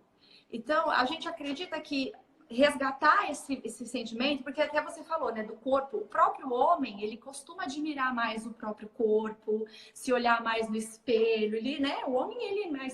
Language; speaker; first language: Portuguese; native; Portuguese